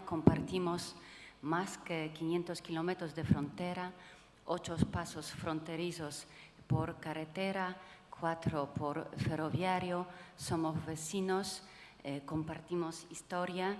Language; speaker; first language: Spanish; non-native, fluent; Polish